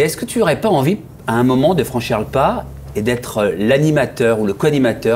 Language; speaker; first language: French; native; French